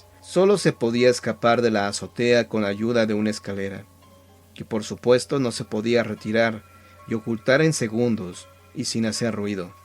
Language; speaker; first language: Spanish; native; Spanish